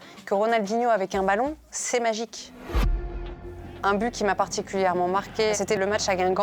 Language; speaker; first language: French; native; French